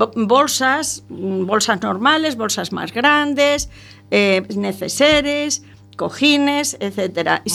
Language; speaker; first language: Spanish; native; Spanish